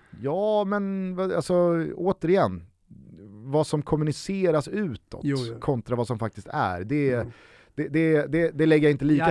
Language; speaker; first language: Swedish; native; Swedish